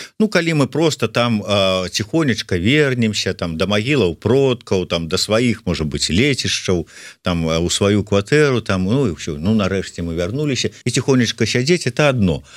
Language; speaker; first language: Belarusian; native; Belarusian